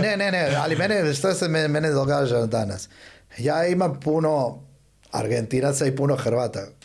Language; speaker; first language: Bosnian; early bilingual, heritage; Spanish